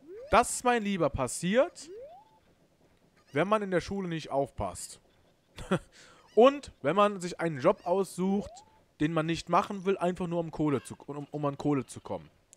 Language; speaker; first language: German; native; German